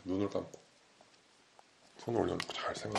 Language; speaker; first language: Korean; native; Korean